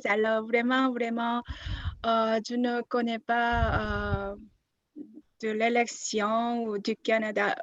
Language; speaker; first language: French; non-native, fluent; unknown